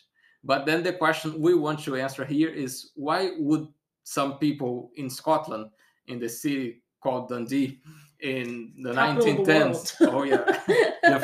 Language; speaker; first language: English; non-native, fluent; Portuguese